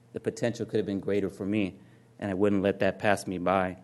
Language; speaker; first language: English; native; English